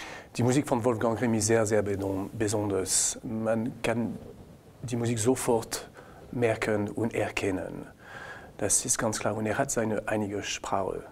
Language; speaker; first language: German; non-native, fluent; French